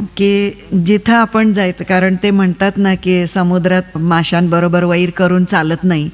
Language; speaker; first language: Marathi; non-native, local second language; Kannada